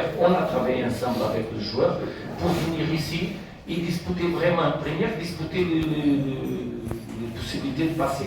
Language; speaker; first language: French; non-native, fluent; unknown